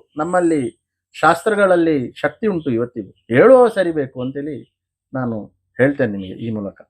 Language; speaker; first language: Kannada; non-native, local second language; Konkani